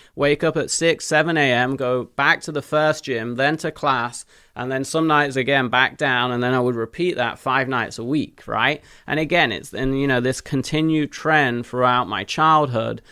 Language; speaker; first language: English; native; English